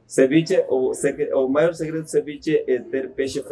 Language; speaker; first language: Portuguese; non-native, fluent; Spanish